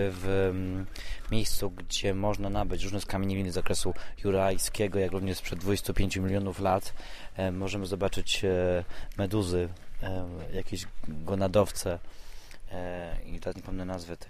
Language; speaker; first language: Polish; native; Polish